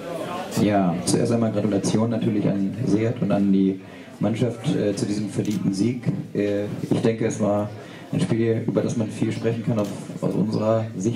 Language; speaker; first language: German; native; German